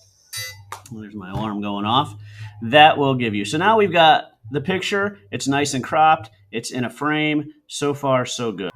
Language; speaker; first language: English; native; English